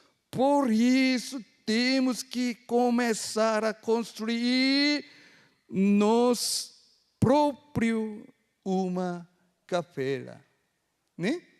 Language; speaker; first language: Portuguese; non-native, fluent; Korean